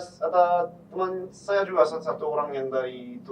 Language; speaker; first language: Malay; non-native, fluent; Korean